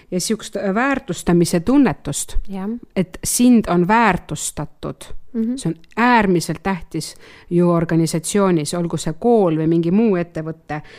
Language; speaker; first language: Estonian; non-native, local second language; Russian